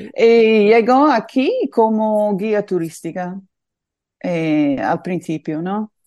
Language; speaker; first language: Spanish; non-native, fluent; English